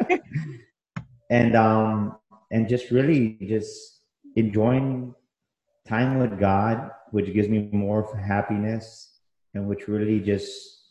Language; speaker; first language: English; native; English